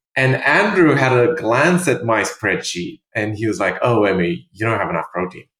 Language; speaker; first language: English; non-native, fluent; Romanian